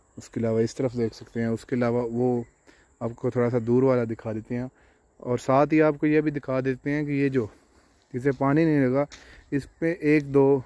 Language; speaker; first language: Urdu; non-native, local second language; Punjabi